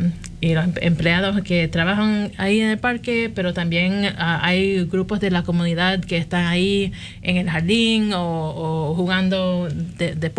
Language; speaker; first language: Spanish; early bilingual, heritage; Spanish